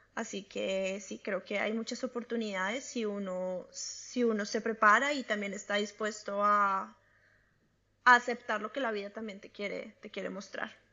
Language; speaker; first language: Spanish; native; Spanish